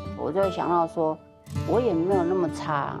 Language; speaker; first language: Chinese; native; Chinese